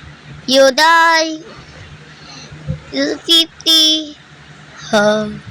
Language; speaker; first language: English; non-native, learner; Filipino